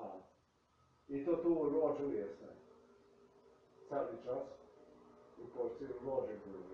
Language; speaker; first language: Polish; non-native, learner; Slovenian